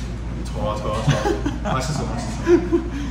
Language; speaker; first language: Korean; non-native, learner; Spanish